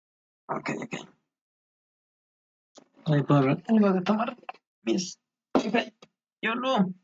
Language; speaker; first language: Spanish; native; Spanish